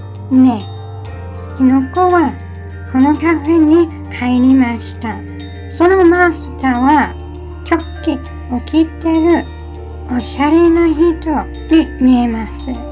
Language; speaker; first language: Japanese; non-native, learner; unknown